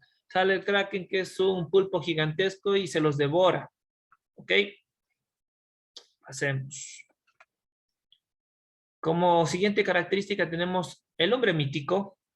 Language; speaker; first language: Spanish; native; Spanish